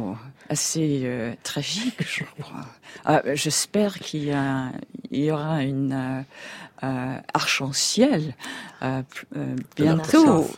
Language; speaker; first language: French; non-native, fluent; English